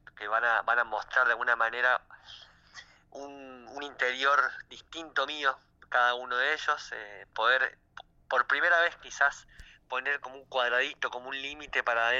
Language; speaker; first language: Spanish; native; Spanish